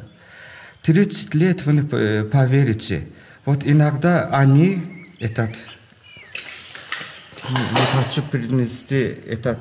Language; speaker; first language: Russian; non-native, local second language; Azerbaijani